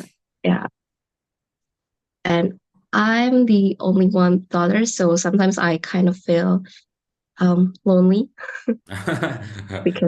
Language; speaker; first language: English; non-native, learner; Indonesian